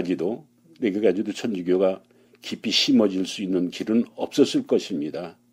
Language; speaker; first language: Korean; native; Korean